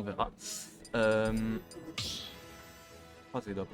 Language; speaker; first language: French; native; French